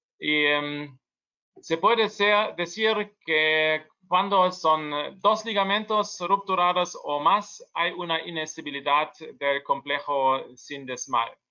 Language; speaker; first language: Spanish; non-native, learner; German